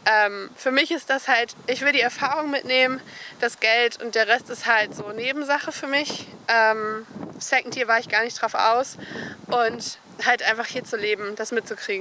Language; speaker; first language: German; native; German